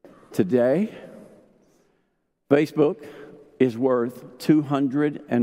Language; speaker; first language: English; native; English